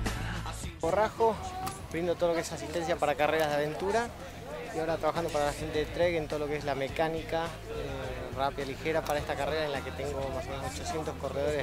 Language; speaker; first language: Spanish; native; Spanish